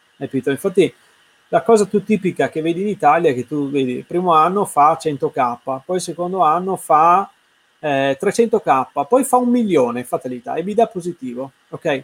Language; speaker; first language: Italian; native; Italian